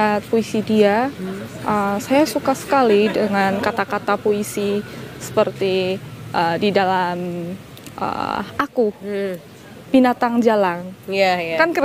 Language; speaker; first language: Indonesian; non-native, fluent; Korean